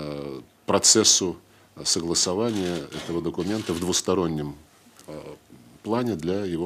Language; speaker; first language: Russian; native; Russian